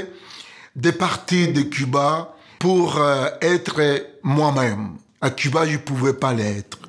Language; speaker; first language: French; non-native, fluent; Spanish